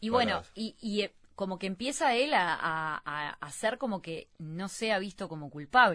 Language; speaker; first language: Spanish; native; Spanish